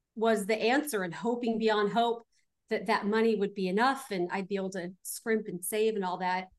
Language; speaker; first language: English; native; English